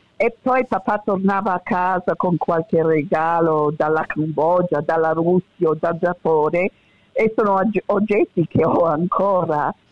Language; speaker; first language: Italian; early bilingual, heritage; Italian